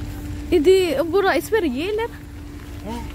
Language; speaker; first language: Swedish; non-native, learner; Filipino